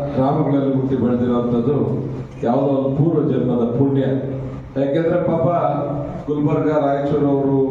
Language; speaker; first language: Kannada; native; Kannada